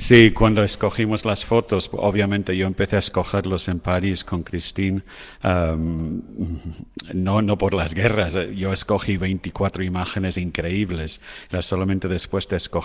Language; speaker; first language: Spanish; non-native, fluent; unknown